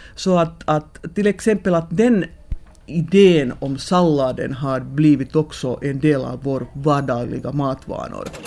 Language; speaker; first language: Swedish; non-native, local second language; Finnish